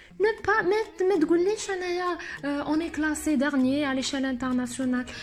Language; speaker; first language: French; non-native, local second language; Arabic